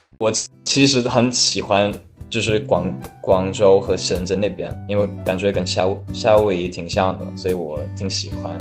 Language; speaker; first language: Chinese; non-native, fluent; English